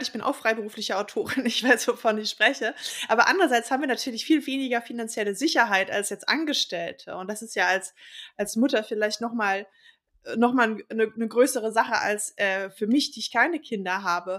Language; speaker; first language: German; native; German